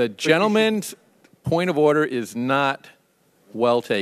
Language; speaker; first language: English; native; English